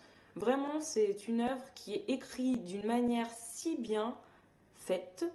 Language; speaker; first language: French; native; French